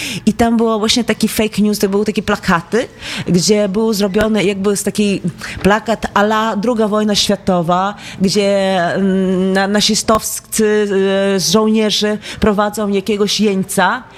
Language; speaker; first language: Polish; non-native, fluent; Latvian